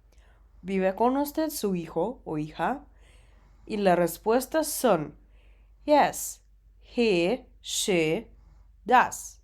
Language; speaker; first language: Spanish; non-native, fluent; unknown